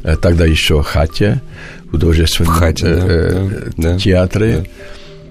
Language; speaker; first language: Russian; non-native, learner; Hungarian